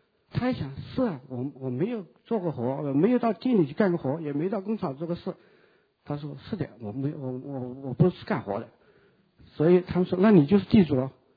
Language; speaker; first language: Chinese; native; Chinese